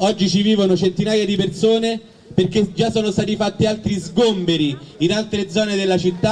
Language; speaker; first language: Italian; native; Italian